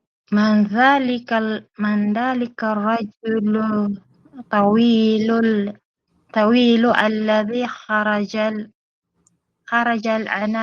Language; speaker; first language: Arabic; non-native, learner; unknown